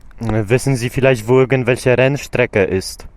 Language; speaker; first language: German; non-native, learner; Polish